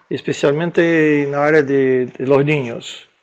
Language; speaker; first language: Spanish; non-native, learner; Portuguese